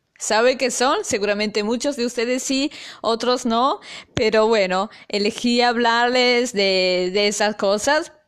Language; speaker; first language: Spanish; non-native, fluent; Italian